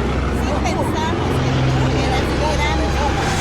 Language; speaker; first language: Spanish; native; Spanish